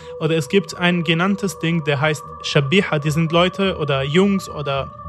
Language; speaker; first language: German; non-native, fluent; Arabic